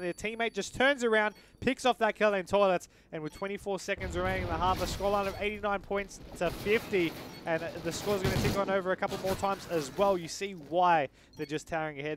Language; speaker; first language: English; native; English